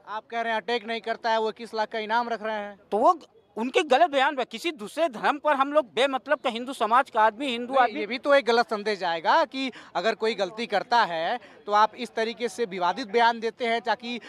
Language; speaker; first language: Hindi; native; Hindi